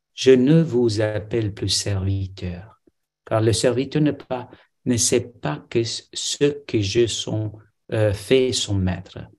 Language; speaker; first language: French; non-native, fluent; Romanian